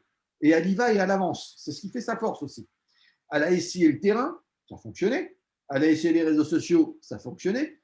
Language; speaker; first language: French; native; French